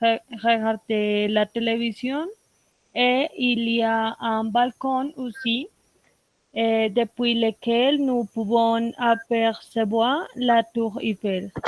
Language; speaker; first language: French; non-native, learner; Spanish